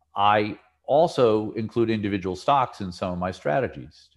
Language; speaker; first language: English; native; English